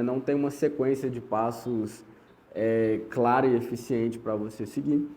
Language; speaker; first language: Portuguese; native; Portuguese